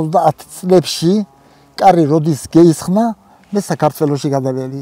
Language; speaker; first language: Georgian; early bilingual, heritage; Georgian